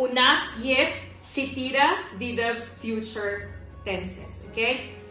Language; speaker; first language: Russian; non-native, learner; Filipino